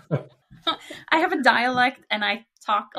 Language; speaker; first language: English; non-native, fluent; Norwegian